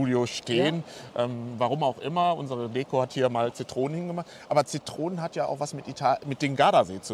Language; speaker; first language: German; native; German